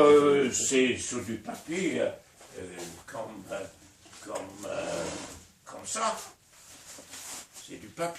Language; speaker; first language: French; non-native, fluent; English